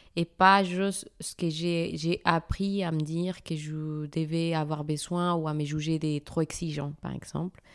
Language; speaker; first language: French; non-native, fluent; Spanish